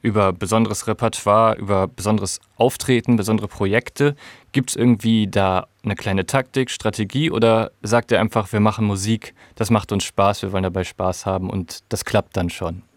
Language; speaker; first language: German; native; German